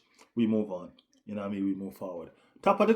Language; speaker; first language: English; native; English